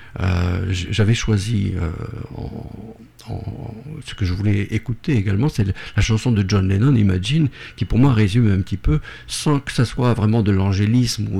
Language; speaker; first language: French; native; French